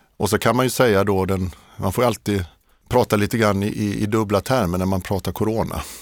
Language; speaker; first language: Swedish; native; Swedish